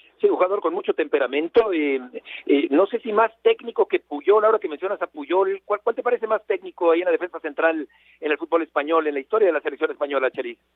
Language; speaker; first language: Spanish; native; Spanish